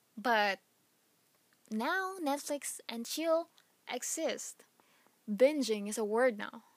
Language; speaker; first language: English; non-native, local second language; Filipino